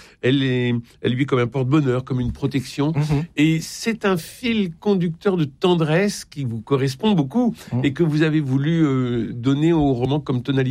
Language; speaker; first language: French; native; French